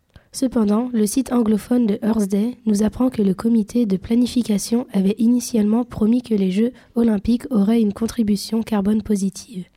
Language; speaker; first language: French; native; French